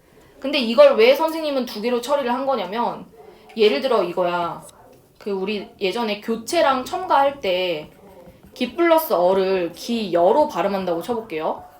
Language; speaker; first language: Korean; native; Korean